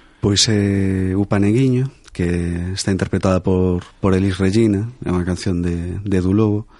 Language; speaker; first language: Galician; native; Galician